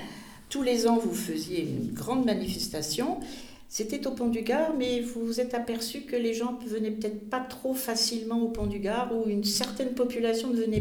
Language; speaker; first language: French; native; French